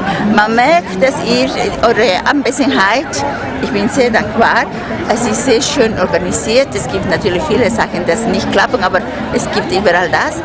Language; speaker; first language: German; non-native, fluent; Spanish